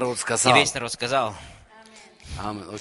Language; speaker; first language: Russian; non-native, learner; Norwegian